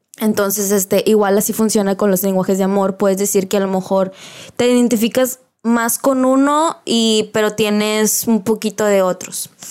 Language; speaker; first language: Spanish; early bilingual, heritage; Spanish